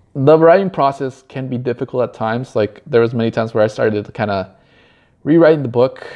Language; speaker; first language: English; early bilingual, other home language; Spanish